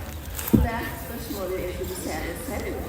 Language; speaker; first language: Norwegian; native; Norwegian